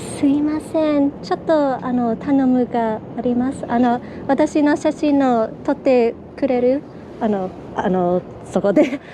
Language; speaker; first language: Japanese; non-native, learner; English